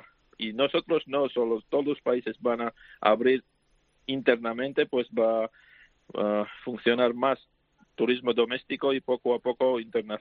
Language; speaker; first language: Spanish; non-native, fluent; Georgian